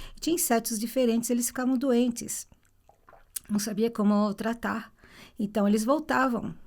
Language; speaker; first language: Portuguese; early bilingual, other home language; Italian